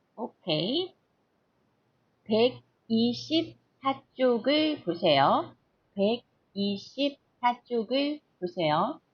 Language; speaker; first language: Korean; non-native, fluent; Portuguese